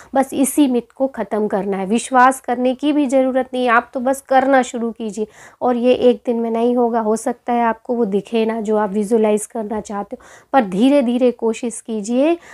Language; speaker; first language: Hindi; native; Hindi